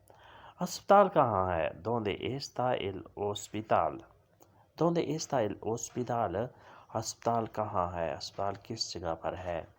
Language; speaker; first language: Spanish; non-native, learner; Urdu